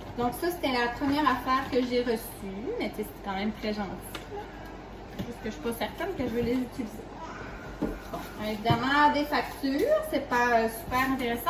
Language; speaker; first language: French; native; French